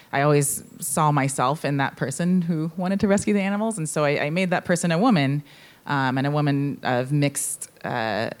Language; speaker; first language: English; native; English